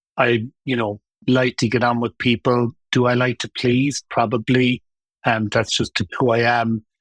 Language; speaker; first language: English; native; English